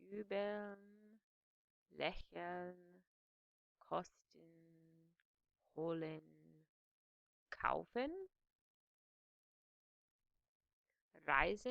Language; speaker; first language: German; non-native, fluent; English